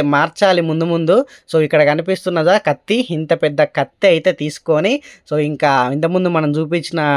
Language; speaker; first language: Telugu; native; Telugu